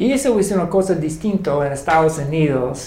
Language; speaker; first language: Spanish; non-native, learner; English